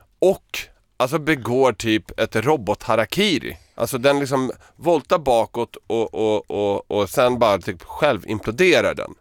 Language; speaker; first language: Swedish; early bilingual, other home language; Serbian